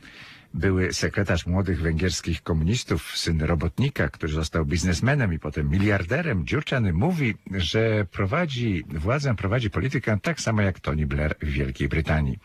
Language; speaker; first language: Polish; native; Polish